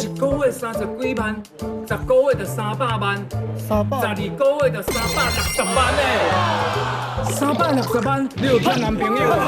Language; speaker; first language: Chinese; native; Chinese